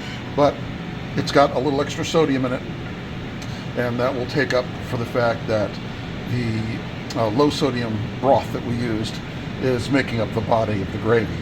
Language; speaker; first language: English; native; English